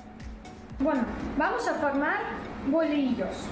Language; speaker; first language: Spanish; non-native, fluent; Russian